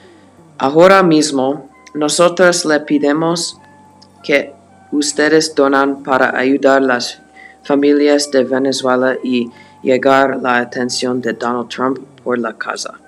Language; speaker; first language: Spanish; non-native, learner; English